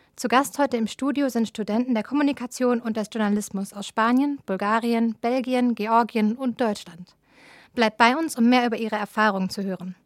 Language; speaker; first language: German; native; German